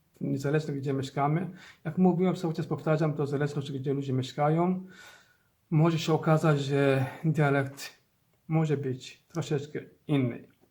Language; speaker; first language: Polish; non-native, learner; Somali